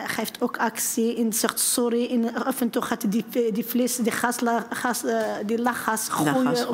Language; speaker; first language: Dutch; non-native, learner; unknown